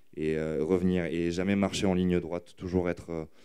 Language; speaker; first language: French; native; French